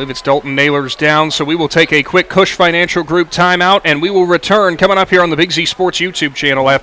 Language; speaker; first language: English; native; English